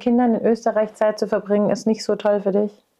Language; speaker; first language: German; native; German